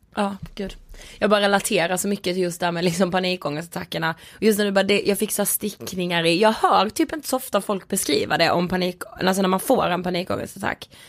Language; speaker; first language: Swedish; native; Swedish